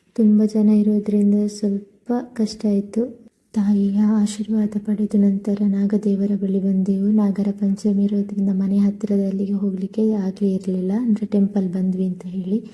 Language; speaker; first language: Kannada; non-native, local second language; Tulu